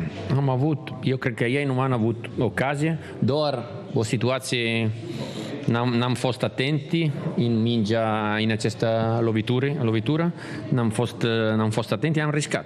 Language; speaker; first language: Romanian; non-native, learner; Italian